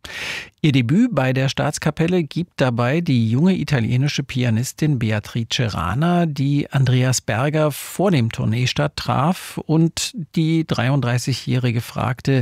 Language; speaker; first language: German; native; German